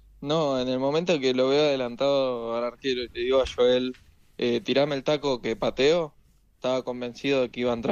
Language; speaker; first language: Spanish; native; Spanish